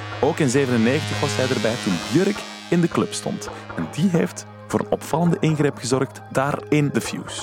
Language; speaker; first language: Dutch; native; Dutch